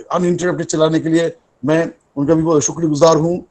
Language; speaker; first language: Hindi; non-native, local second language; Bangla